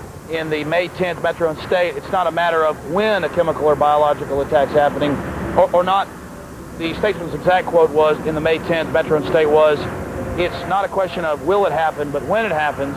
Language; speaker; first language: English; native; English